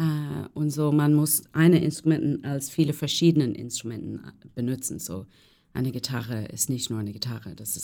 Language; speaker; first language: German; non-native, learner; English